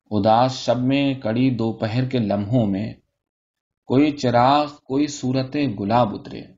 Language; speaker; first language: Urdu; native; Urdu